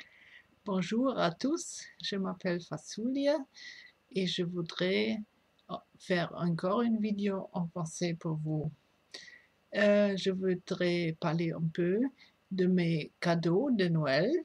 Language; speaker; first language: French; non-native, fluent; German